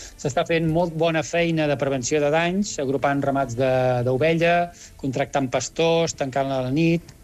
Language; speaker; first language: Catalan; native; Catalan